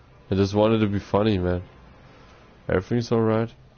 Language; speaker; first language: English; non-native, learner; German